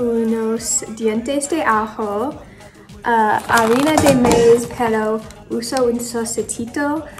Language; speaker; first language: Spanish; non-native, learner; English